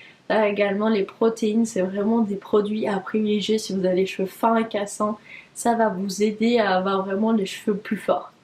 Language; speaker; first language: French; native; French